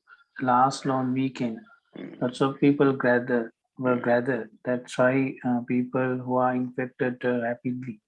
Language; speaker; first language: English; non-native, learner; Sinhala